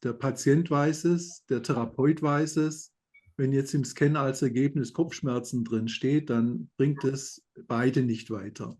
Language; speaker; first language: German; native; German